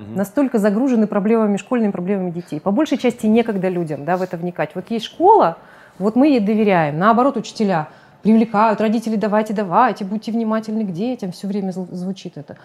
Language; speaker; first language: Russian; native; Russian